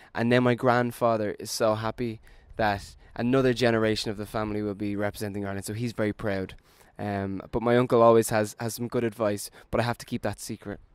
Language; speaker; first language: English; native; English